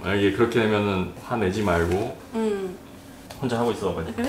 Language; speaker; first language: Korean; native; Korean